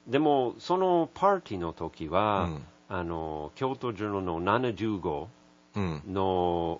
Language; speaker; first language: Japanese; non-native, learner; English